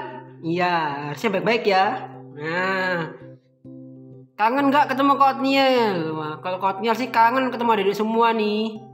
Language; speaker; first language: Indonesian; native; Indonesian